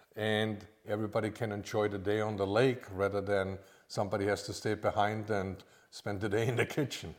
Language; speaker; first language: English; non-native, fluent; German